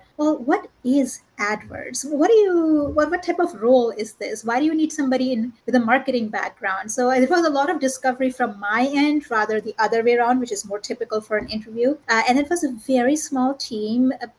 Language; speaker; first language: English; early bilingual, heritage; German